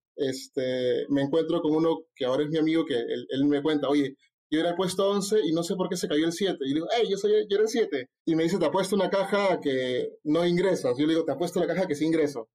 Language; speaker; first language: Spanish; native; Spanish